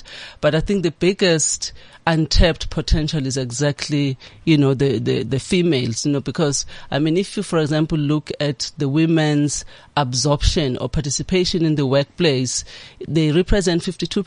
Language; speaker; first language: English; non-native, local second language; Zulu